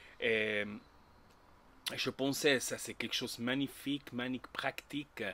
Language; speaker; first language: French; non-native, learner; Spanish